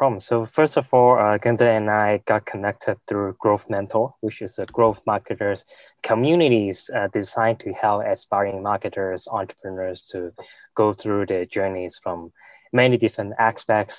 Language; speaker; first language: English; non-native, local second language; Cantonese